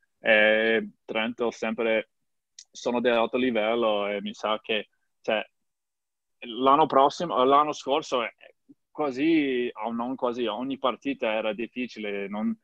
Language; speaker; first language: Italian; non-native, learner; English